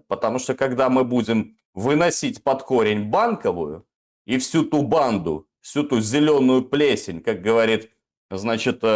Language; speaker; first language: Russian; native; Russian